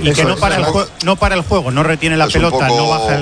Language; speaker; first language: Spanish; native; Spanish